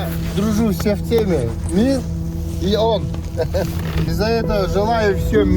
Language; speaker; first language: Russian; non-native, local second language; Yakut